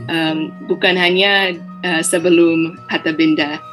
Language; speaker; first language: Indonesian; non-native, fluent; English